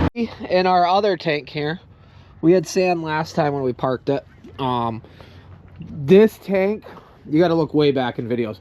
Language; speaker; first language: English; native; English